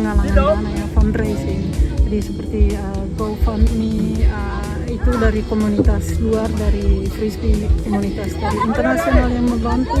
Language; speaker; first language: Indonesian; non-native, fluent; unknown